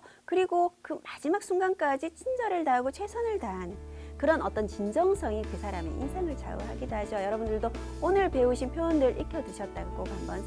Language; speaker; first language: Korean; native; Korean